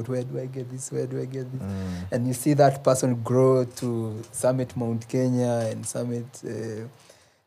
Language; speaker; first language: English; non-native, local second language; Kikuyu